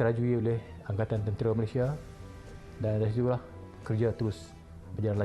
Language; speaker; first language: Malay; native; Malay